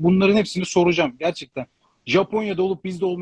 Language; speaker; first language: Turkish; native; Turkish